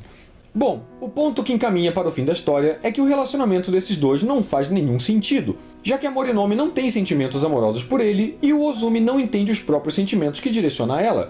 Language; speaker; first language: Portuguese; native; Portuguese